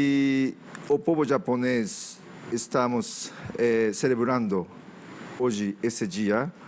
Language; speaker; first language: Portuguese; non-native, fluent; Japanese